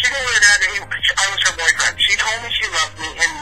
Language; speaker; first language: English; native; English